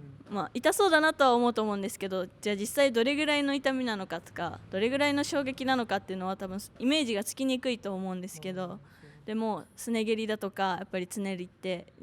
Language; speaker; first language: Japanese; native; Japanese